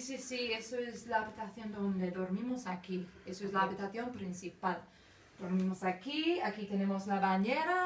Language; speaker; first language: Spanish; non-native, fluent; English